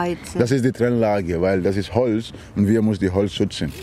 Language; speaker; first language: German; non-native, learner; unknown